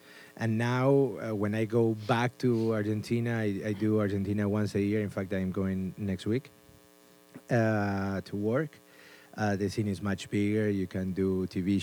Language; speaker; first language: English; non-native, fluent; Spanish